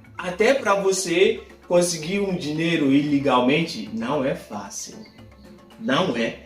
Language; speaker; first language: Portuguese; non-native, fluent; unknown